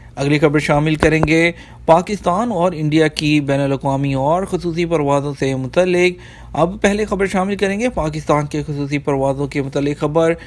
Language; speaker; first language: Urdu; native; Urdu